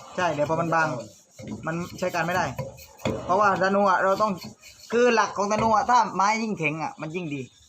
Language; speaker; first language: Thai; native; Thai